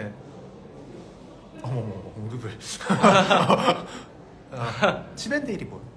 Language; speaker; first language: Korean; native; Korean